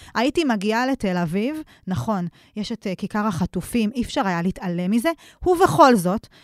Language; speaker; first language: Hebrew; native; Hebrew